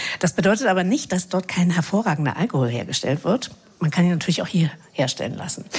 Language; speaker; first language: German; native; German